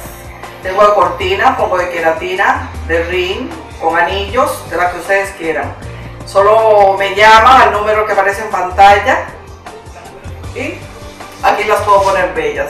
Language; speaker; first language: Spanish; native; Spanish